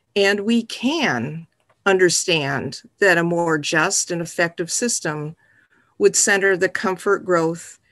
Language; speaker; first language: English; native; English